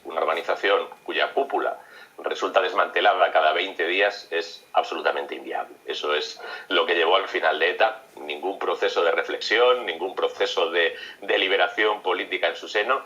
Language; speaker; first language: Spanish; native; Spanish